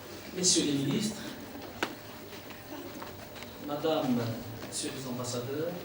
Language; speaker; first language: French; non-native, local second language; Arabic